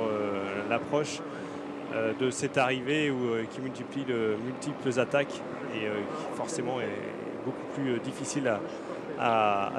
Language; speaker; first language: French; native; French